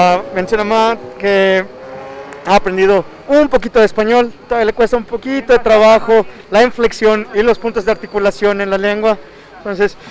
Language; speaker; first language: Spanish; native; Spanish